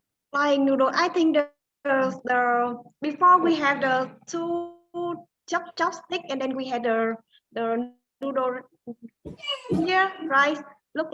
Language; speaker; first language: English; non-native, learner; Vietnamese